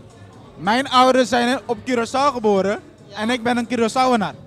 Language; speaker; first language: Dutch; early bilingual, other home language; Papiamento